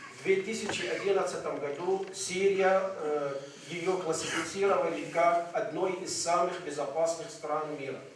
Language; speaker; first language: Russian; non-native, fluent; Arabic